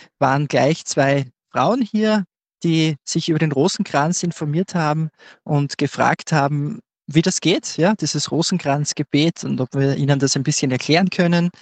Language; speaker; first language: German; native; German